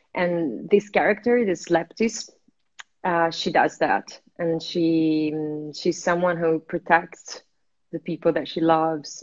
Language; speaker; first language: English; non-native, fluent; Italian